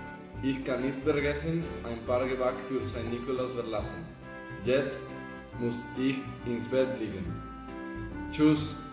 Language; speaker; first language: German; non-native, learner; English